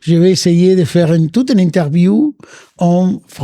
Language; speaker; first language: French; non-native, fluent; Spanish